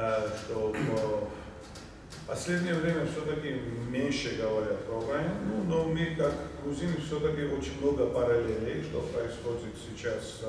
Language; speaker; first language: Russian; non-native, fluent; Georgian